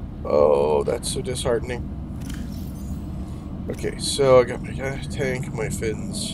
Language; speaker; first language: English; native; English